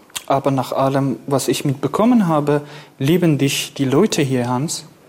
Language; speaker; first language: German; non-native, fluent; Kurdish